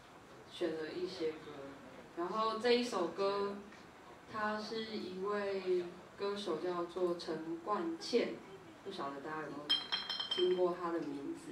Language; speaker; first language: Chinese; native; Chinese